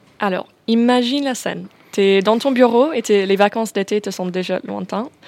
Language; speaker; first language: French; non-native, fluent; English